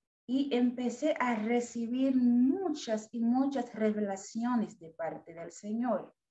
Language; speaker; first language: Spanish; non-native, fluent; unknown